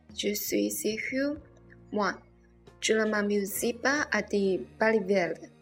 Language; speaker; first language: French; non-native, learner; Chinese